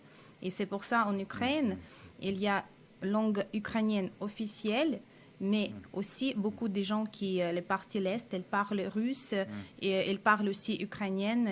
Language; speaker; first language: French; non-native, fluent; Russian